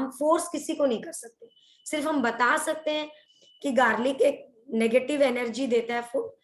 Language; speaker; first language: Hindi; non-native, local second language; Odia